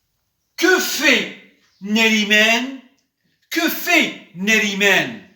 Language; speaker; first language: French; non-native, local second language; Arabic